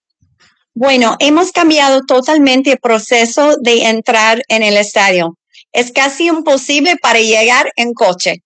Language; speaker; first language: Spanish; non-native, learner; English